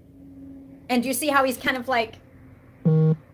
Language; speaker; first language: English; native; English